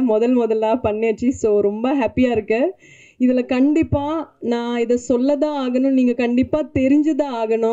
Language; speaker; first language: Tamil; non-native, learner; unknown